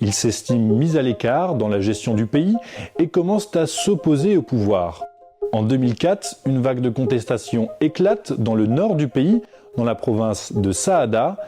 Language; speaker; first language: French; native; French